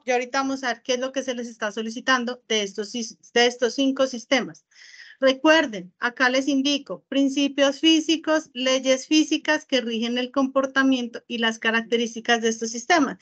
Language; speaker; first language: Spanish; native; Spanish